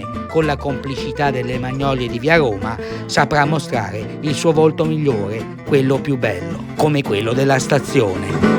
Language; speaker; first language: Italian; native; Italian